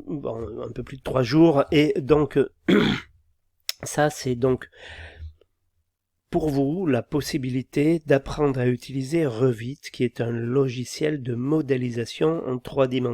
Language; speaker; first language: French; native; French